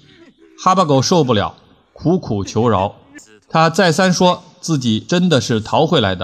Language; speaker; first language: Chinese; native; Chinese